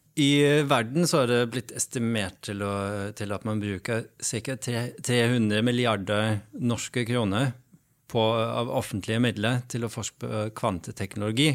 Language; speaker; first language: Norwegian; non-native, fluent; Dutch